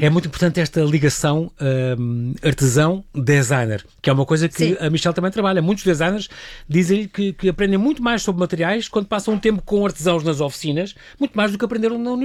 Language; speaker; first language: Portuguese; native; Portuguese